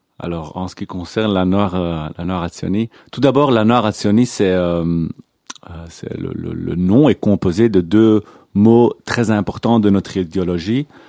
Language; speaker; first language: French; non-native, local second language; Hebrew